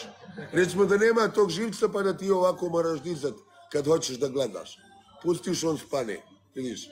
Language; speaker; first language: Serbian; early bilingual, heritage; Bosnian